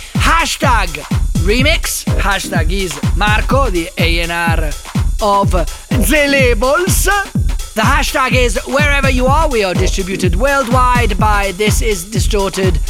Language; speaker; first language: English; non-native, fluent; Italian